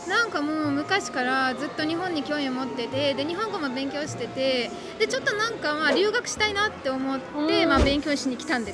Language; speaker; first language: Japanese; non-native, fluent; Russian